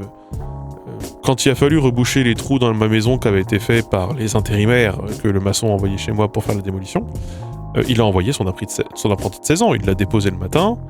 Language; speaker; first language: French; native; French